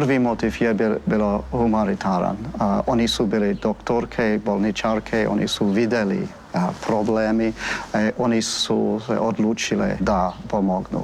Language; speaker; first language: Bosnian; non-native, fluent; English